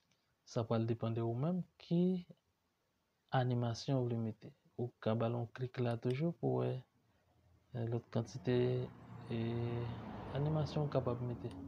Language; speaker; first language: French; non-native, learner; Haitian Creole